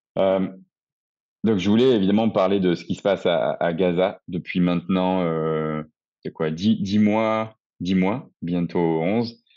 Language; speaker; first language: French; native; French